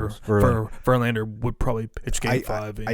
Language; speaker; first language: English; native; English